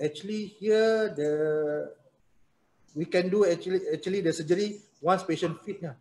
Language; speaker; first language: English; non-native, local second language; Malay